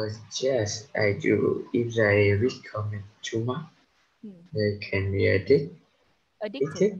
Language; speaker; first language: English; non-native, learner; Vietnamese